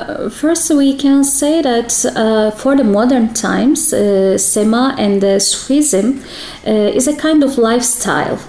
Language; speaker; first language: English; non-native, fluent; Turkish